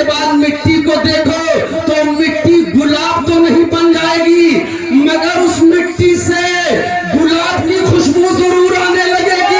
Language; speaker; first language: Hindi; native; Hindi